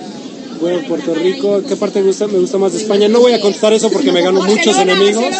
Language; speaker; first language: Spanish; native; Spanish